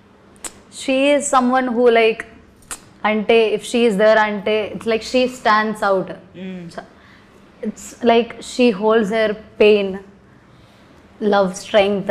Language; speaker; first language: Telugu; non-native, learner; Malayalam